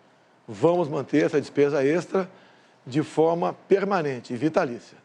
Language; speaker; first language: Portuguese; native; Portuguese